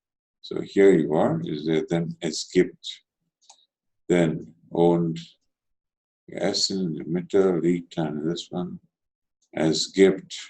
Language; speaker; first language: German; non-native, fluent; Telugu